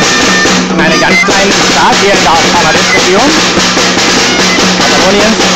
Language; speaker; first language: German; non-native, learner; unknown